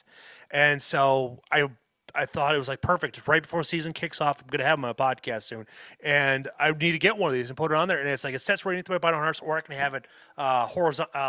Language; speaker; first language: English; native; English